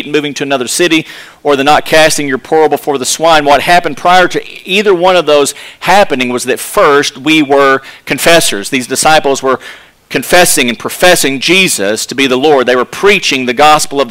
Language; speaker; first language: English; native; English